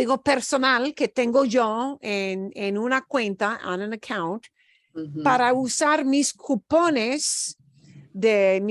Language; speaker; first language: Spanish; non-native, fluent; English